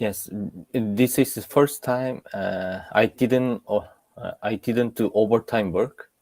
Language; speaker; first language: English; non-native, learner; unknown